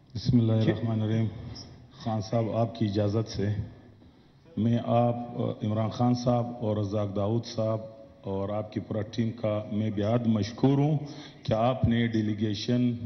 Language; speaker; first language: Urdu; non-native, local second language; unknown